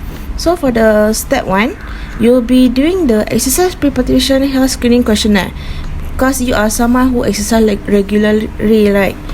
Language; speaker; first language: English; non-native, local second language; Malay